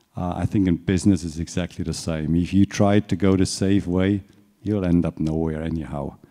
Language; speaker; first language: English; non-native, fluent; German